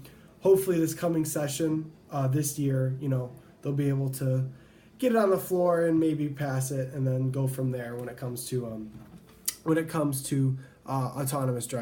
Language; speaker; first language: English; native; English